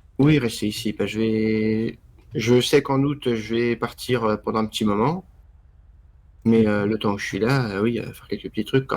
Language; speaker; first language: French; native; French